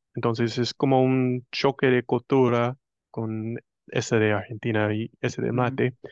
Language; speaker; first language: Spanish; non-native, fluent; English